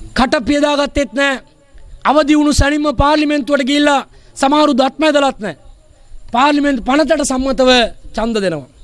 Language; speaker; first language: Sinhala; non-native, local second language; Tamil